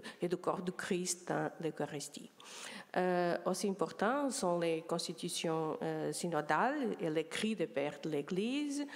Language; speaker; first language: French; non-native, learner; Portuguese